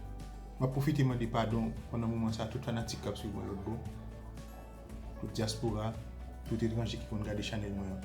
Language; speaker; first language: French; non-native, local second language; Haitian Creole